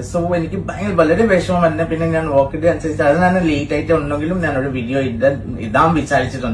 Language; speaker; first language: Malayalam; non-native, local second language; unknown